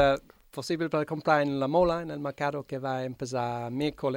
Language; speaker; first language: Spanish; non-native, fluent; English